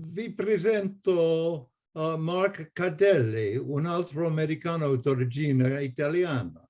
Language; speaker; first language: Italian; non-native, learner; English